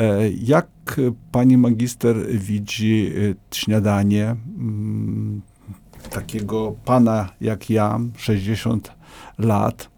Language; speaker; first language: Polish; native; Polish